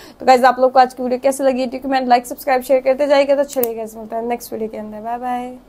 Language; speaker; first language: Urdu; non-native, local second language; Punjabi